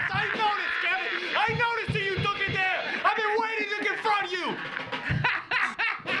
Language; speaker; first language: English; native; English